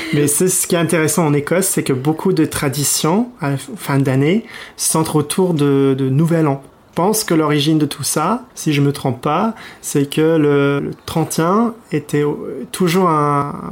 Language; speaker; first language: French; non-native, fluent; English